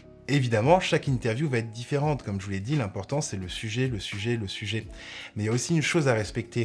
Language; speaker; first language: French; native; French